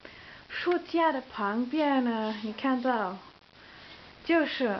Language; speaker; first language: Chinese; non-native, learner; Dutch